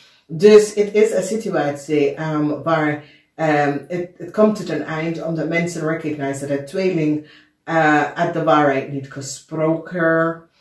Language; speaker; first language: Dutch; non-native, fluent; English